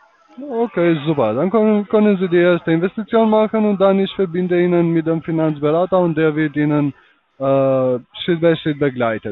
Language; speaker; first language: German; non-native, learner; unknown